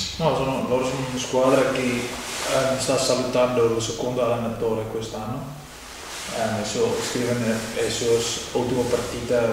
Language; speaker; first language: Italian; non-native, fluent; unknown